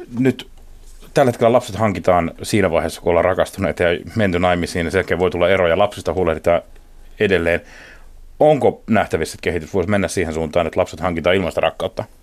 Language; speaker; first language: Finnish; native; Finnish